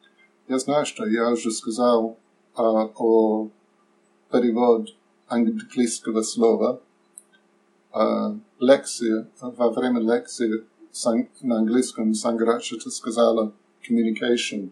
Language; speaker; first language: Russian; non-native, learner; English